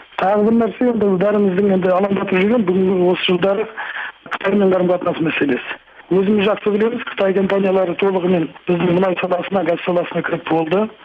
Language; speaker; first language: Kazakh; native; Kazakh